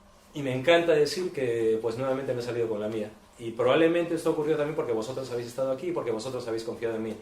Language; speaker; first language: Spanish; native; Spanish